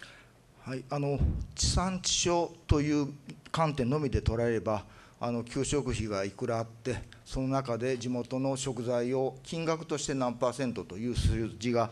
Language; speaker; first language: Japanese; native; Japanese